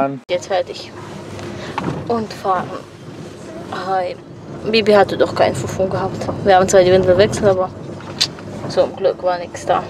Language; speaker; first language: German; native; German